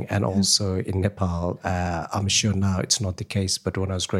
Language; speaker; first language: English; non-native, local second language; Nepali